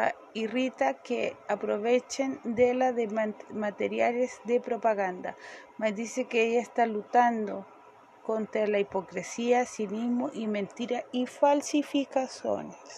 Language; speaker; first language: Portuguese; non-native, learner; Spanish